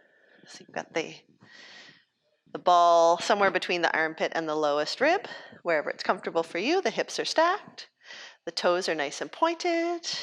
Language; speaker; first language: English; native; English